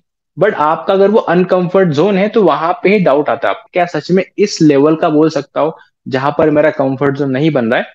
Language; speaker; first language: Hindi; native; Hindi